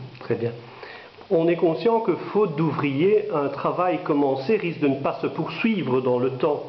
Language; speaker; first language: French; native; French